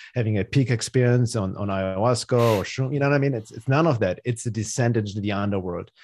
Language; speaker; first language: English; non-native, fluent; German